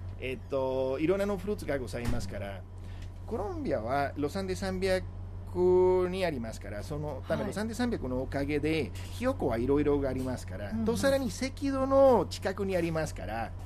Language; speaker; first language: Japanese; non-native, fluent; Spanish